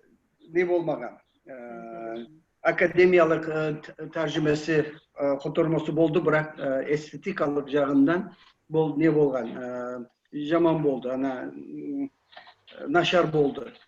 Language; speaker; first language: Kyrgyz; non-native, learner; Kazakh